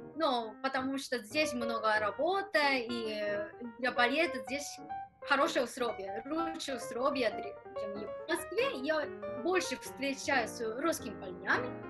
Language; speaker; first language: Russian; non-native, learner; Japanese